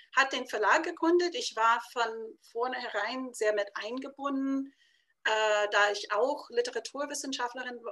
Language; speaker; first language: German; non-native, fluent; English